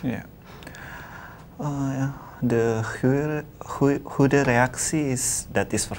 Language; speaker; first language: Dutch; non-native, learner; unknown